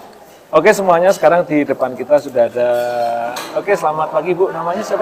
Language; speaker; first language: Indonesian; native; Indonesian